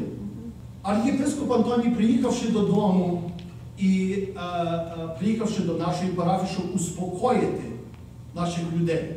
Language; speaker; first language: Ukrainian; early bilingual, heritage; Ukrainian